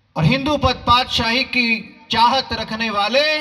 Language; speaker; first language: Hindi; non-native, local second language; Marathi